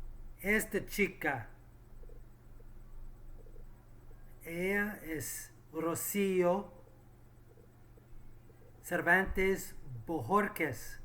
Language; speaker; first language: Spanish; non-native, learner; English